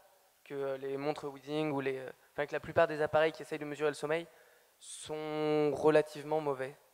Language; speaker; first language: French; native; French